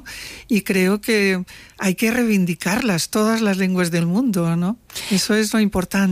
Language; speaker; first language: Spanish; non-native, local second language; Catalan